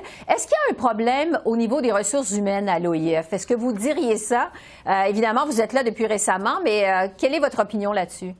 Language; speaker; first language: French; native; French